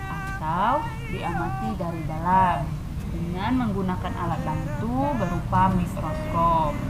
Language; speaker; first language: Indonesian; native; Indonesian